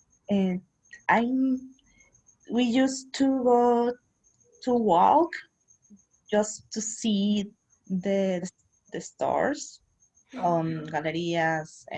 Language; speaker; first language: English; non-native, learner; Spanish